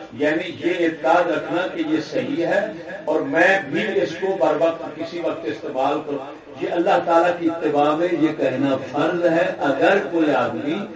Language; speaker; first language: Urdu; non-native, local second language; Punjabi